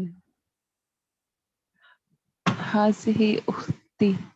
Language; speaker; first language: Arabic; non-native, learner; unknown